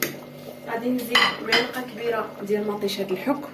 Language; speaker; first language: Arabic; native; Arabic